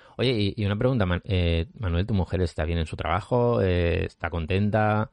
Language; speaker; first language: Spanish; native; Spanish